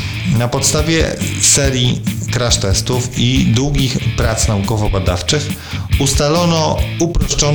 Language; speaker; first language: Polish; native; Polish